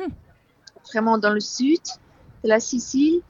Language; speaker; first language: French; non-native, fluent; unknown